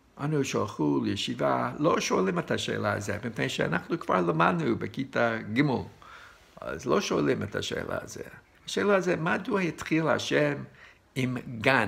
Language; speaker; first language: Hebrew; non-native, fluent; English